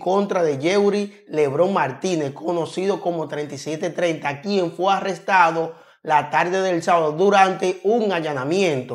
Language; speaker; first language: Spanish; native; Spanish